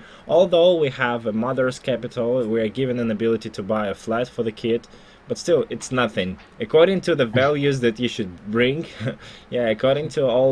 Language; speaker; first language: English; non-native, fluent; Russian